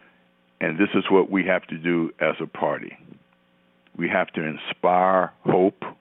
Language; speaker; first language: English; native; English